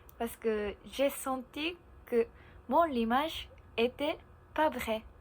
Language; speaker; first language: French; non-native, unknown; Japanese